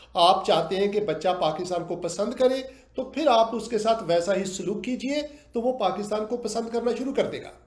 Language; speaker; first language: Urdu; native; Urdu